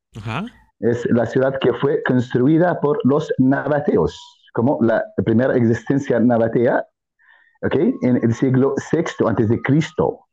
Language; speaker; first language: Spanish; non-native, fluent; Arabic